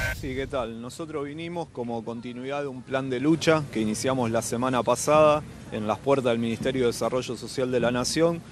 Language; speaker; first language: Spanish; native; Spanish